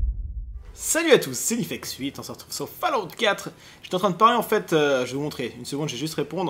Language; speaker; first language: French; native; French